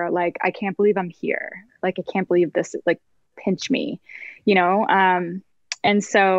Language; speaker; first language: English; native; English